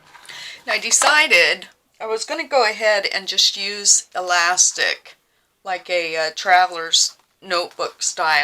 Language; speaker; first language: English; native; English